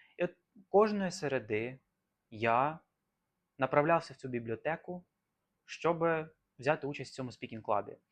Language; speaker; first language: Ukrainian; native; Ukrainian